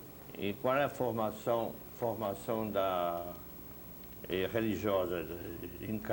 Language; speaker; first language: Portuguese; non-native, fluent; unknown